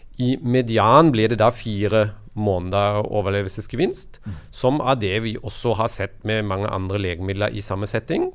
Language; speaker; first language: Norwegian; non-native, fluent; German